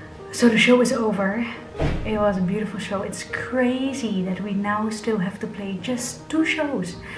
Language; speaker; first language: English; non-native, fluent; Dutch